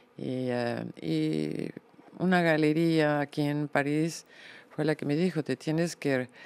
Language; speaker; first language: Spanish; native; Spanish